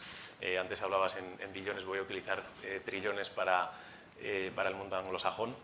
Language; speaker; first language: Spanish; native; Spanish